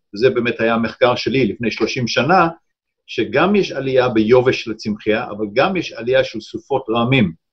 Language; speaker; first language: Hebrew; non-native, fluent; English